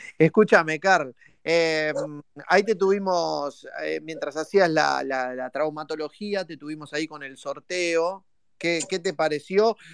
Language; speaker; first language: Spanish; native; Spanish